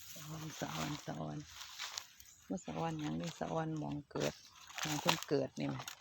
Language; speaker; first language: Thai; native; Thai